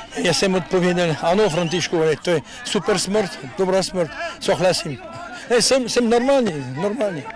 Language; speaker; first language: Czech; non-native, fluent; French